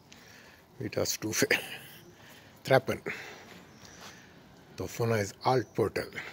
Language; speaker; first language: German; non-native, learner; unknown